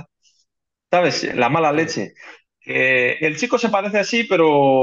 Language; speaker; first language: Spanish; non-native, fluent; Greek